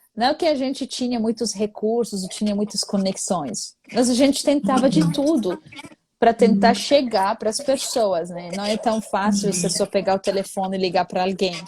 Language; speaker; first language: Portuguese; non-native, fluent; Arabic